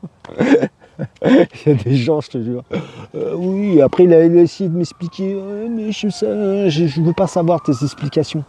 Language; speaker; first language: French; native; French